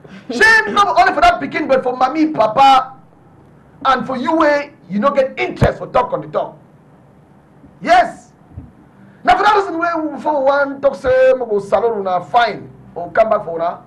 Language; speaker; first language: English; native; English